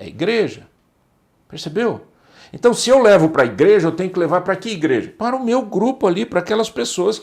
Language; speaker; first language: Portuguese; native; Portuguese